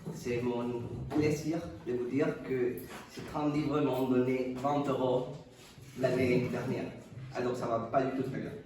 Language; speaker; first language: French; non-native, fluent; Spanish